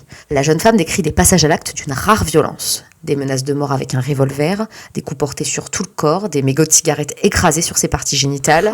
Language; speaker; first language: French; native; French